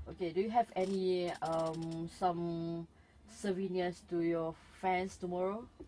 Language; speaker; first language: English; non-native, local second language; Malay